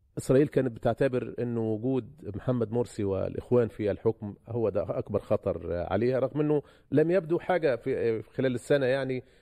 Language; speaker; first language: Arabic; native; Arabic